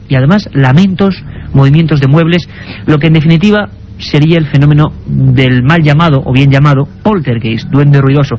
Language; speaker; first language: Spanish; native; Spanish